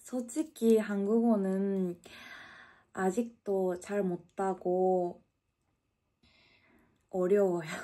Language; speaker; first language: Korean; non-native, learner; Japanese